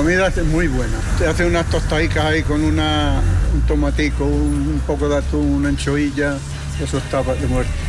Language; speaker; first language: Spanish; native; Spanish